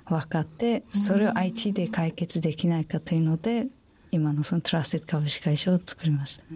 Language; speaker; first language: Japanese; non-native, fluent; Uzbek